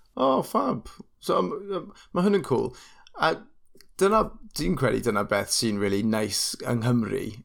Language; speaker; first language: Welsh; non-native, local second language; English